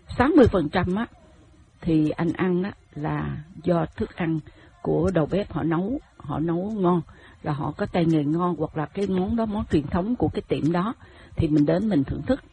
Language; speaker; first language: Vietnamese; native; Vietnamese